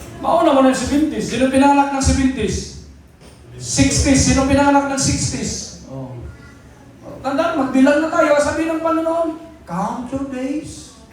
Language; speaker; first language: Filipino; non-native, local second language; Cebuano